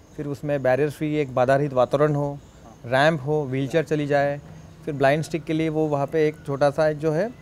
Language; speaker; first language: Hindi; non-native, local second language; Marathi